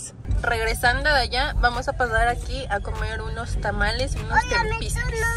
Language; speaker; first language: Spanish; native; Spanish